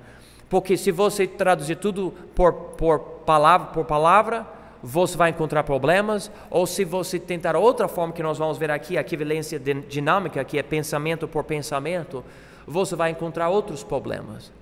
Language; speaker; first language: Portuguese; non-native, fluent; English